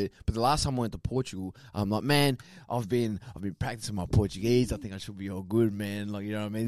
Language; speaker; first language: English; native; English